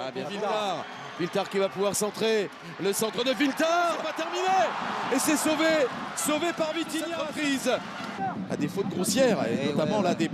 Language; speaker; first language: French; native; French